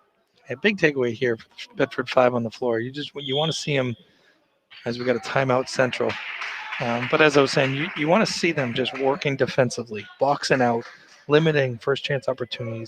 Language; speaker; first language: English; native; English